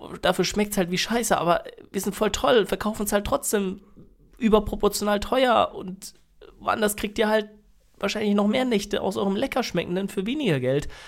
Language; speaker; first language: German; native; German